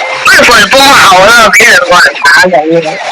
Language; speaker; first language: Chinese; early bilingual, heritage; Cantonese